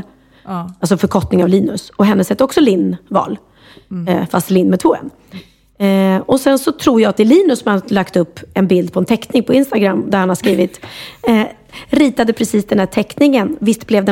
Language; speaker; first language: Swedish; native; Swedish